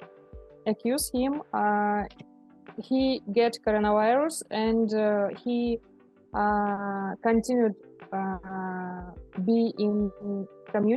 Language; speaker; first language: English; non-native, learner; Russian